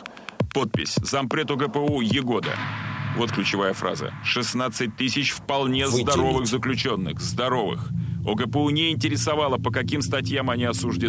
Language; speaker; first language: Russian; native; Russian